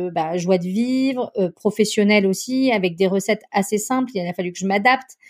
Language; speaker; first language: French; native; French